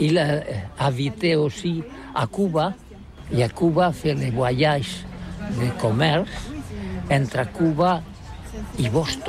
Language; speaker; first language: French; non-native, learner; Catalan